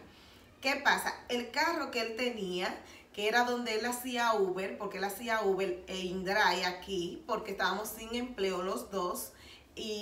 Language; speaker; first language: Spanish; native; Spanish